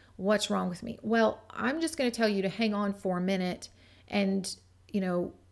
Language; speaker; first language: English; native; English